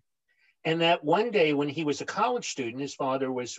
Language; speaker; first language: English; native; English